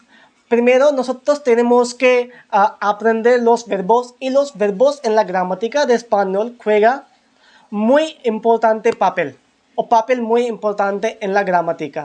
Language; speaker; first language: Spanish; non-native, learner; Hindi